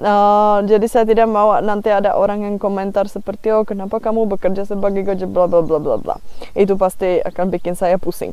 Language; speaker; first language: Indonesian; non-native, fluent; Czech